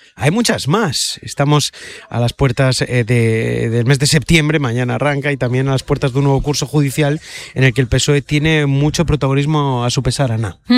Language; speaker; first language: Spanish; native; Spanish